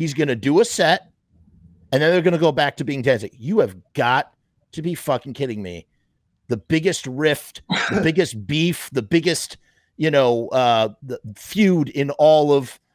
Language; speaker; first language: English; native; English